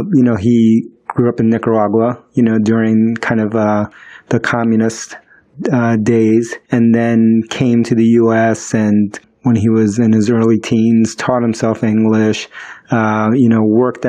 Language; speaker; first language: English; early bilingual, other home language; Spanish